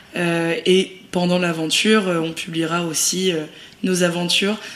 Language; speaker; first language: French; native; French